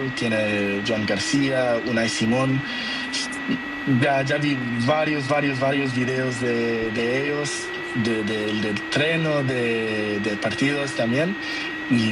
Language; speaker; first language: Spanish; non-native, learner; Portuguese